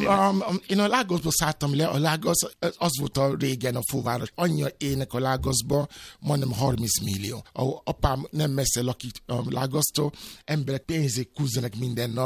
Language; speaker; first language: Hungarian; non-native, fluent; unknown